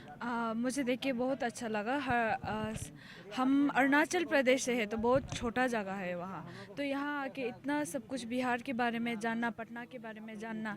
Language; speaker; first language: Hindi; non-native, local second language; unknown